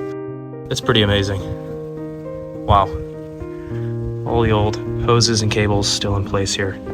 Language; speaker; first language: English; native; English